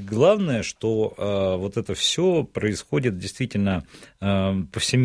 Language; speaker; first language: Russian; native; Russian